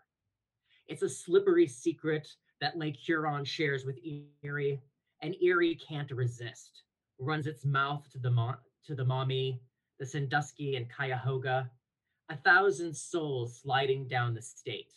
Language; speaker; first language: English; native; English